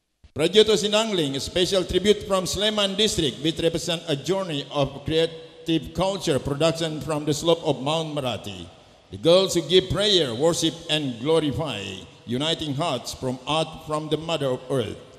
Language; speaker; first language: English; non-native, fluent; Indonesian